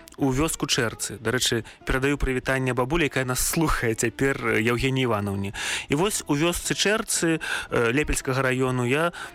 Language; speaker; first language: Belarusian; native; Belarusian